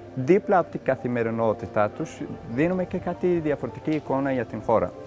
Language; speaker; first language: Greek; non-native, fluent; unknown